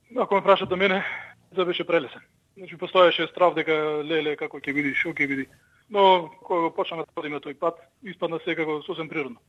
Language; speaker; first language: Macedonian; early bilingual, heritage; Macedonian